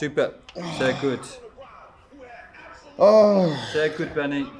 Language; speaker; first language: German; non-native, learner; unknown